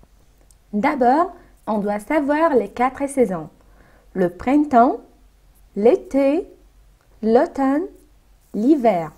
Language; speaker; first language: French; non-native, fluent; Arabic